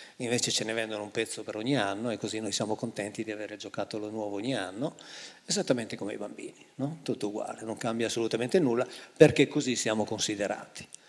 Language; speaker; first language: Italian; native; Italian